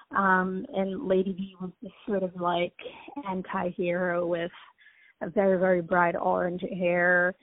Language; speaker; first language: English; early bilingual, other home language; Italian